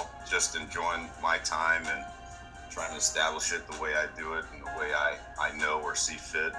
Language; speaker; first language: English; native; English